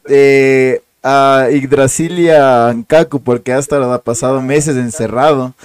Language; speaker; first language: Spanish; native; Spanish